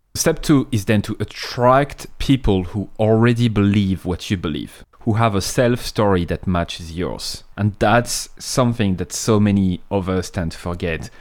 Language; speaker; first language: English; non-native, fluent; French